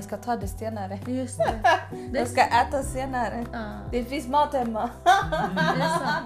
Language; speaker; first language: Swedish; early bilingual, other home language; Spanish